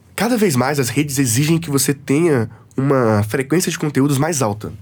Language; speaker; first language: Portuguese; native; Portuguese